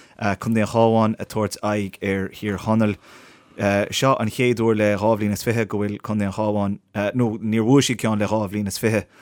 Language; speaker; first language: Irish; native; Irish